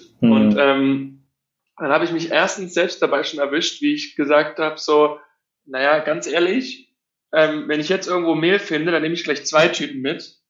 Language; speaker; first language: German; native; German